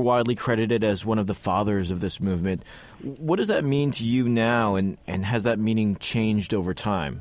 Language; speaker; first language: English; native; English